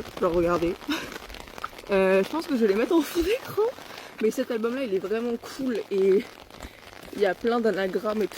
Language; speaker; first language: French; native; French